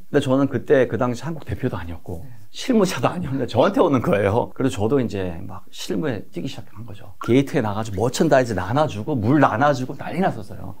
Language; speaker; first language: Korean; native; Korean